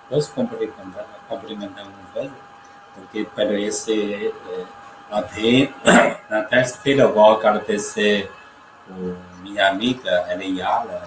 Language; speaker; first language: Portuguese; non-native, learner; Chinese